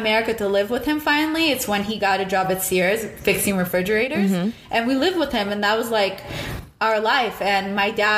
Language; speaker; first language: English; non-native, fluent; Russian